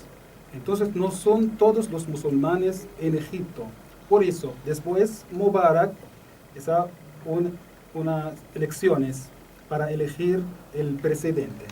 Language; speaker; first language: Spanish; non-native, learner; Arabic